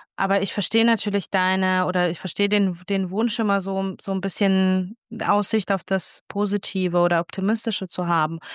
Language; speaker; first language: German; early bilingual, other home language; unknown